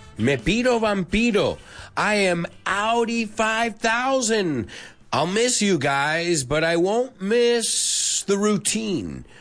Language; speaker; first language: English; early bilingual, other home language; Spanish